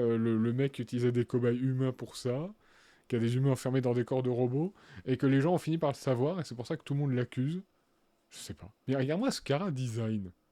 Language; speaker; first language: French; native; French